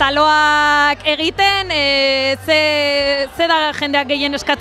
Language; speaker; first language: Basque; native; Basque